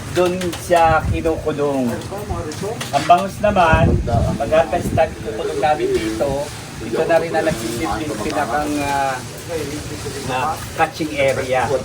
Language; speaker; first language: Filipino; native; Filipino